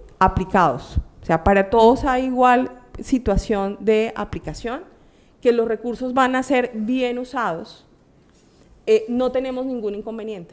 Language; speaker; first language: Spanish; native; Spanish